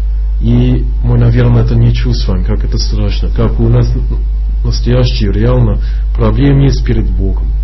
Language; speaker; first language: Russian; non-native, fluent; English